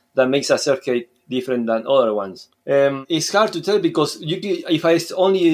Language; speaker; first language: English; non-native, fluent; Spanish